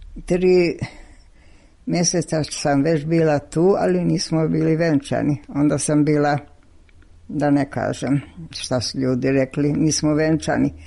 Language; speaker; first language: Serbian; non-native, local second language; Hungarian